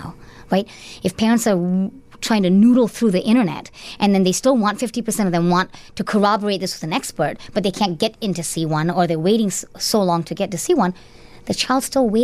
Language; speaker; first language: English; non-native, local second language; Tamil